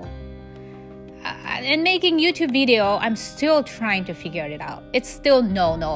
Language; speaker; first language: English; non-native, fluent; Japanese